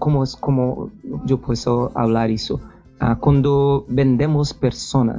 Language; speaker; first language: Spanish; non-native, learner; Portuguese